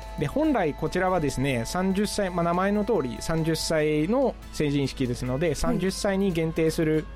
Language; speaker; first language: Japanese; non-native, fluent; Dutch